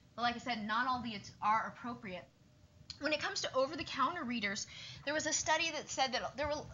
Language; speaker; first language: English; native; English